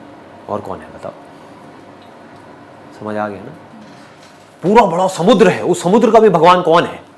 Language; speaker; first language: Hindi; native; Hindi